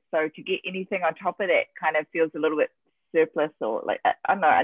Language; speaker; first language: English; native; English